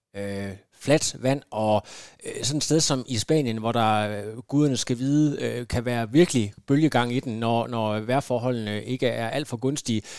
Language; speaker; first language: Danish; native; Danish